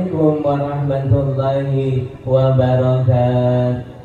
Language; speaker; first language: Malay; non-native, local second language; Javanese